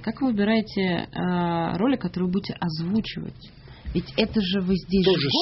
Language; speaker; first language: Russian; native; Russian